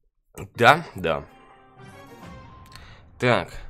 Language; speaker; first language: Russian; native; Russian